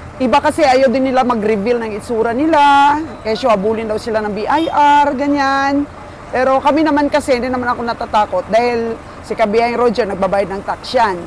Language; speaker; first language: Filipino; non-native, local second language; Cebuano